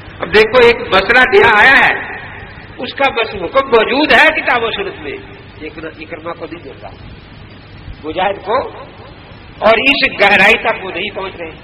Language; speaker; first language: Urdu; non-native, local second language; Punjabi